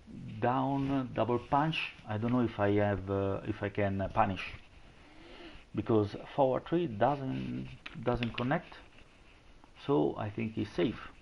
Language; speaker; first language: English; non-native, learner; Italian